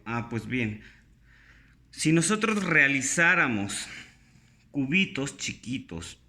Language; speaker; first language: Spanish; native; Spanish